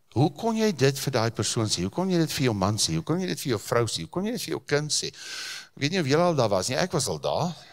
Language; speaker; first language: Afrikaans; native; Afrikaans